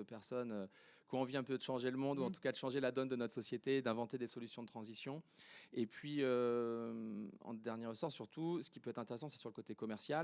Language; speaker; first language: French; native; French